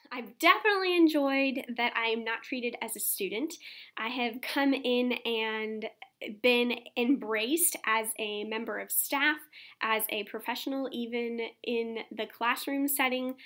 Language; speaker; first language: English; native; English